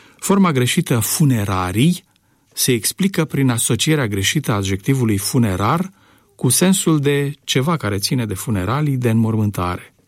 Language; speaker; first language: Romanian; native; Romanian